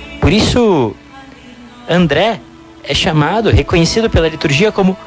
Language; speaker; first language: Portuguese; native; Portuguese